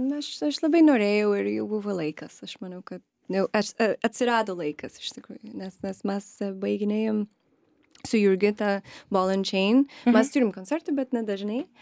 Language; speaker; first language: Lithuanian; early bilingual, other home language; English